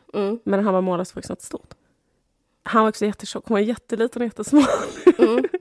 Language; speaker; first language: Swedish; native; Swedish